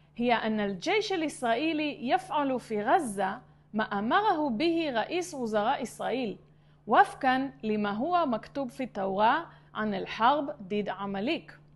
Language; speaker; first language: Arabic; non-native, fluent; Hebrew